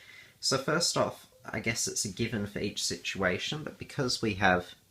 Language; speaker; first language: English; native; English